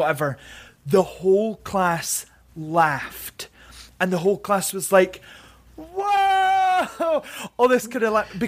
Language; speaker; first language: English; native; English